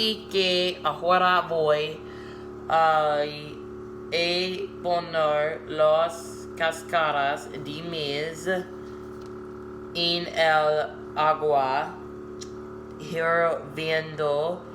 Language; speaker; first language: Spanish; non-native, learner; English